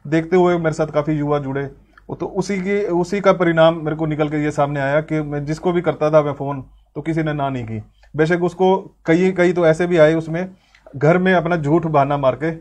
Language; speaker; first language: Hindi; native; Hindi